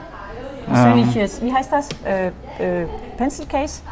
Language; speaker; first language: German; non-native, fluent; Danish